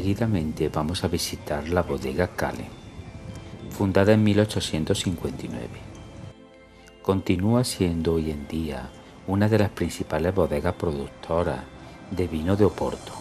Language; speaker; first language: Spanish; native; Spanish